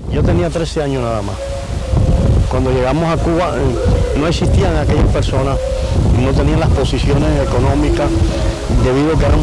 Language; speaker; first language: Spanish; native; Spanish